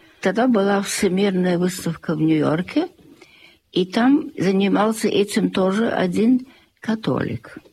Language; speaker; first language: Russian; early bilingual, heritage; Russian